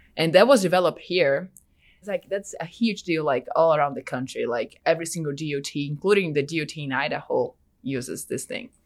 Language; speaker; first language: English; non-native, fluent; Portuguese